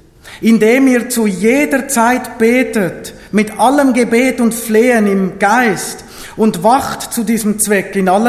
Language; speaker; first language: German; native; German